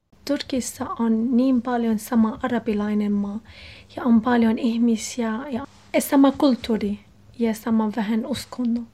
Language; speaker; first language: Finnish; non-native, learner; Arabic